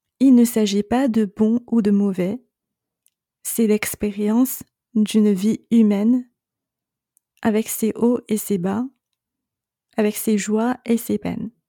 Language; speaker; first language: French; non-native, fluent; Chinese